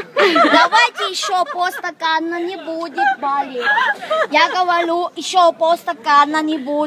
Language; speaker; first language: Russian; non-native, learner; Thai